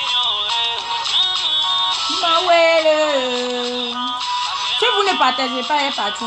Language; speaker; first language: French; non-native, local second language; Ewe